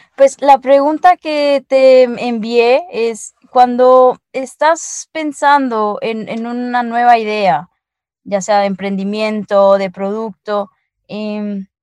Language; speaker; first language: Spanish; native; Spanish